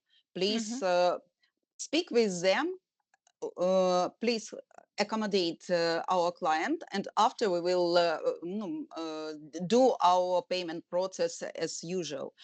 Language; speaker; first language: English; non-native, learner; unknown